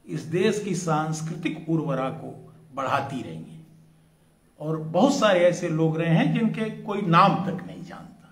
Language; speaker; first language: Hindi; native; Hindi